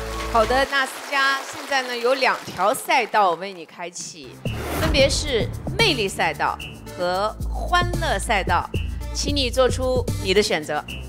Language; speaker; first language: Chinese; native; Chinese